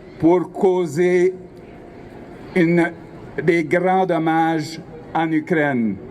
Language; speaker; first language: French; non-native, local second language; Ukrainian